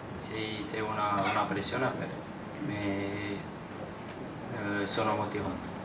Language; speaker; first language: Italian; non-native, learner; Romanian